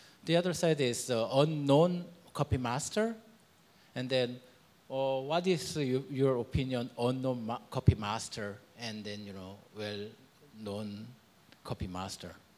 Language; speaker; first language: English; non-native, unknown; Korean